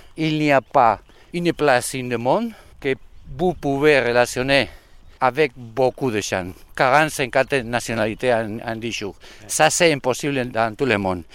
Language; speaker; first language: French; non-native, learner; Basque